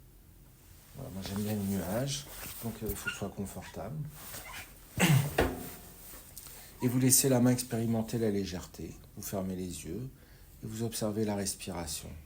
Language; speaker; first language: French; native; French